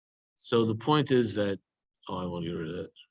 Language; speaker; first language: English; native; English